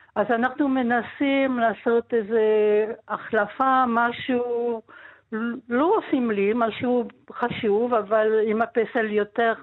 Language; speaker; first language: Hebrew; non-native, fluent; French